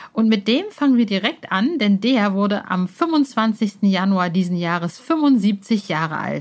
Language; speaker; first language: German; native; German